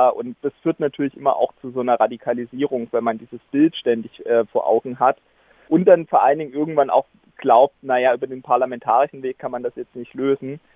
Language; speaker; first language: German; native; German